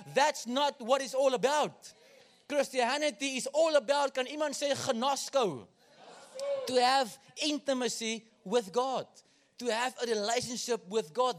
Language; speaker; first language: English; non-native, local second language; Afrikaans